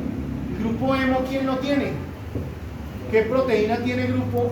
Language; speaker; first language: Spanish; native; Spanish